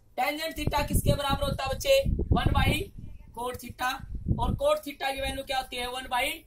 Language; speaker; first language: Hindi; native; Hindi